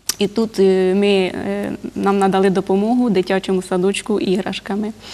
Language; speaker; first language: Ukrainian; native; Ukrainian